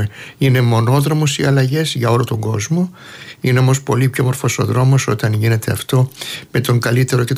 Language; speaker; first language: Greek; native; Greek